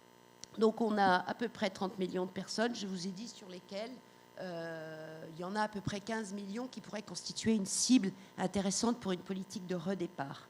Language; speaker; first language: French; native; French